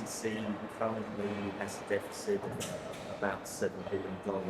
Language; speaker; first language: English; native; English